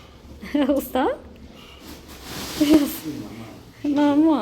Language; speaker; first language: Russian; non-native, learner; Sinhala